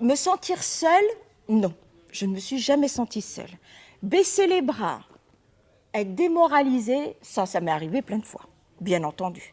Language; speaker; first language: French; native; French